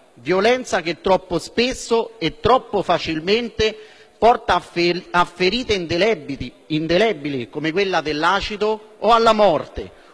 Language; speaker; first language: Italian; native; Italian